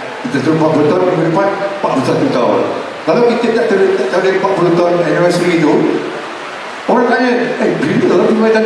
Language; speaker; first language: Malay; native; Malay